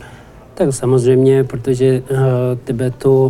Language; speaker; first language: Czech; non-native, learner; Tibetan